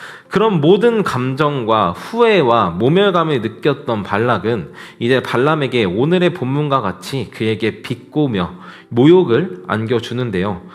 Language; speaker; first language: Korean; native; Korean